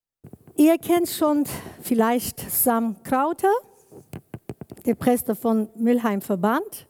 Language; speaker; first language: German; non-native, learner; Kurdish